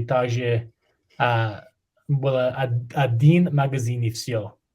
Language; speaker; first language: Russian; non-native, learner; English